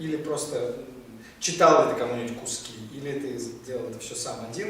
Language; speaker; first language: Russian; native; Russian